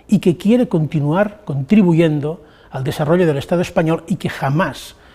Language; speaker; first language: Spanish; non-native, local second language; Catalan